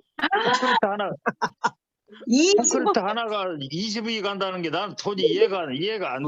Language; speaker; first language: Korean; native; Korean